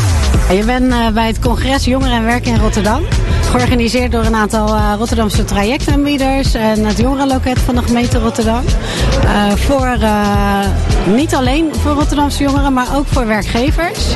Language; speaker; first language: Dutch; native; Dutch